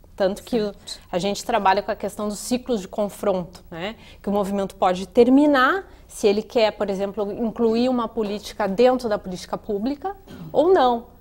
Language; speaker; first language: Portuguese; native; Portuguese